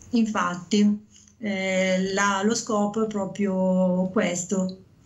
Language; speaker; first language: Italian; native; Italian